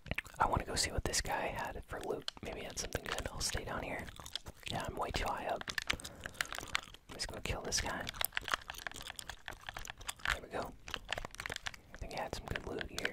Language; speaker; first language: English; native; English